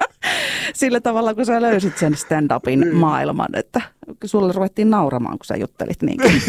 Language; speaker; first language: Finnish; native; Finnish